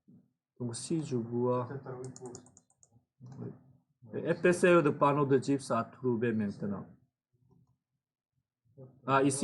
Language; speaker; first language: French; non-native, fluent; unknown